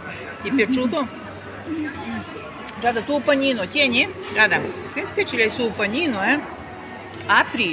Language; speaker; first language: Italian; non-native, learner; Russian